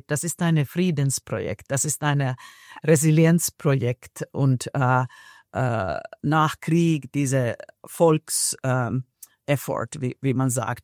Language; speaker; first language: German; non-native, fluent; Finnish